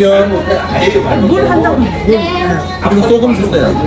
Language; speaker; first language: Korean; non-native, learner; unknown